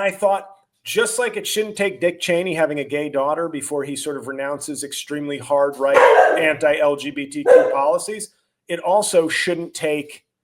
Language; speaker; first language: English; native; English